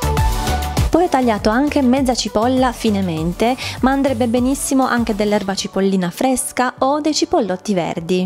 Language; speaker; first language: Italian; native; Italian